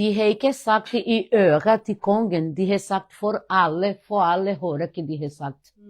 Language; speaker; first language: Norwegian; non-native, fluent; Portuguese